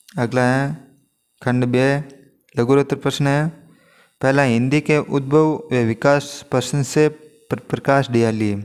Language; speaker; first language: Hindi; native; Hindi